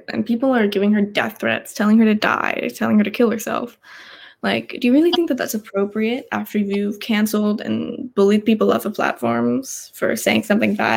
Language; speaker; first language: English; native; English